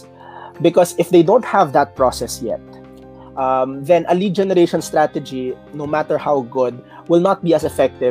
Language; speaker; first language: English; non-native, local second language; Filipino